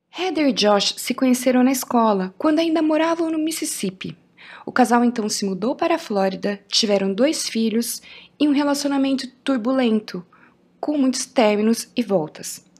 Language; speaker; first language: Portuguese; native; Portuguese